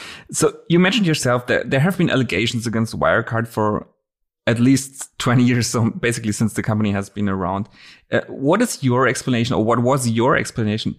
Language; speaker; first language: English; non-native, fluent; German